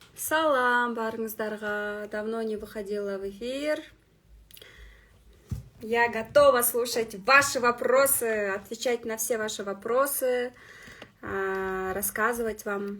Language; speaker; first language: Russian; non-native, local second language; Kyrgyz